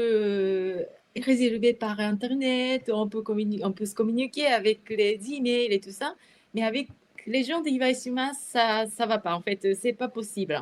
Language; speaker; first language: French; non-native, fluent; Japanese